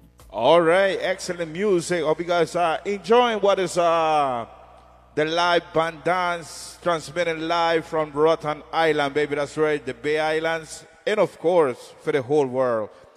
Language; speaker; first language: English; native; English